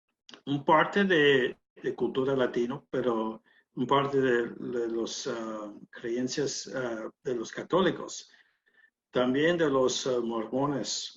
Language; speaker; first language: Spanish; non-native, learner; English